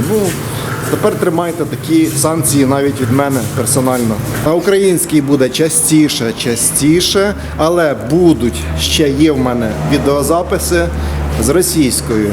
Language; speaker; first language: Ukrainian; non-native, local second language; Russian